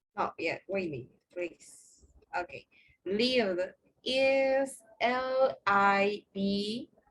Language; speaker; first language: English; non-native, learner; Spanish